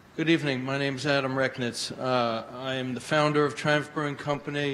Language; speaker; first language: English; native; English